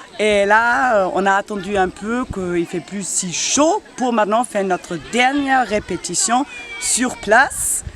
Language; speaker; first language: French; non-native, fluent; German